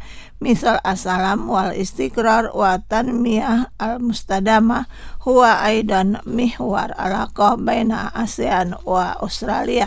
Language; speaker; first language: Arabic; non-native, fluent; Indonesian